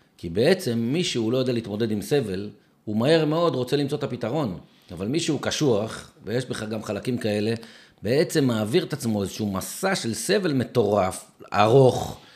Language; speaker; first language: Hebrew; native; Hebrew